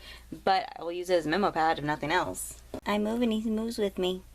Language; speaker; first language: English; native; English